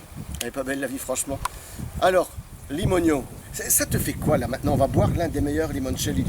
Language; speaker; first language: French; native; French